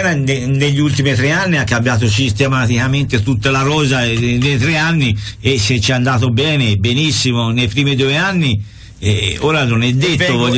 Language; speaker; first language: Italian; native; Italian